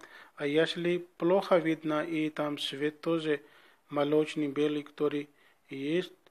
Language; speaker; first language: Russian; non-native, learner; Urdu